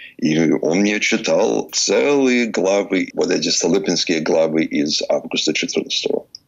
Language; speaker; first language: Russian; early bilingual, heritage; English